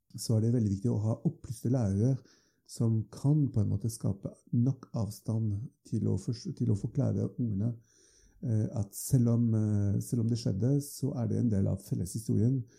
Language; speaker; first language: Norwegian; non-native, fluent; French